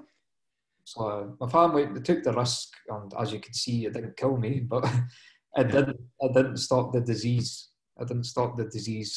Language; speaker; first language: English; native; English